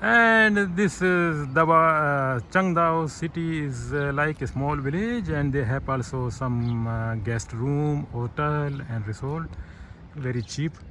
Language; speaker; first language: English; non-native, learner; Urdu